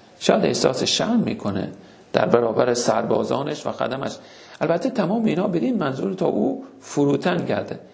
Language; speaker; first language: Persian; native; Persian